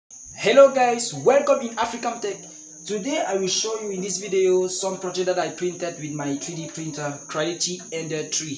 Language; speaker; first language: English; non-native, fluent; French